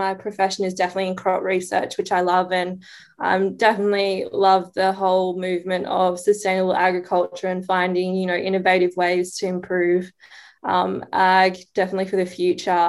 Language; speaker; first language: English; native; English